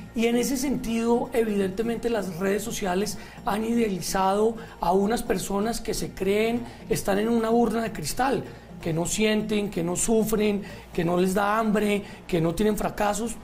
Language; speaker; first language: Spanish; native; Spanish